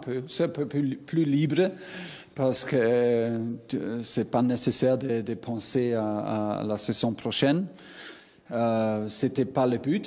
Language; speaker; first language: French; non-native, learner; German